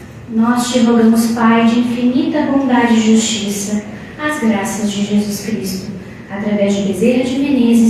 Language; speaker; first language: Portuguese; native; Portuguese